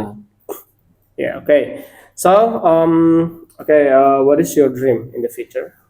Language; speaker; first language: English; non-native, learner; Indonesian